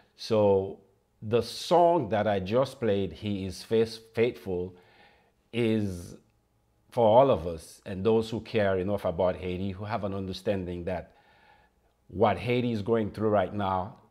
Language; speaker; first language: English; non-native, fluent; Haitian Creole